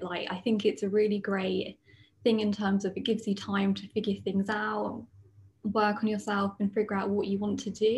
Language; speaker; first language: English; native; English